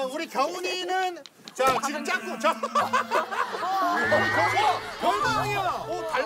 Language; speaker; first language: Korean; native; Korean